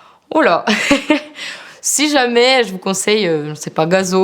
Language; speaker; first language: French; non-native, fluent; Ukrainian